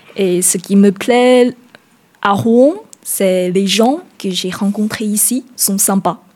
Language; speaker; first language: French; non-native, learner; Chinese